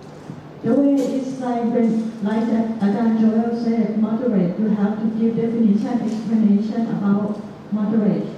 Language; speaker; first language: English; non-native, fluent; Thai